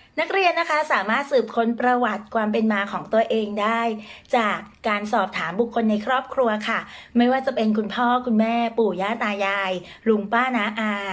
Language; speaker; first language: Thai; native; Thai